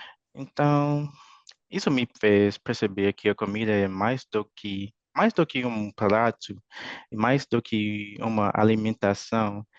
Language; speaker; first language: Portuguese; non-native, fluent; English